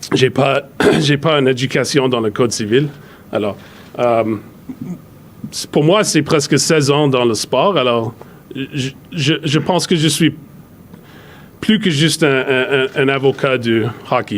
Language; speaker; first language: French; non-native, fluent; English